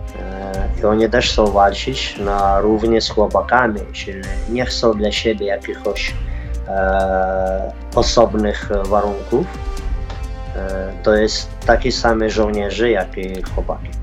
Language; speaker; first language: Polish; non-native, fluent; Ukrainian